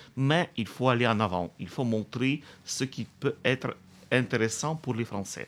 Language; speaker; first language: French; non-native, fluent; Ukrainian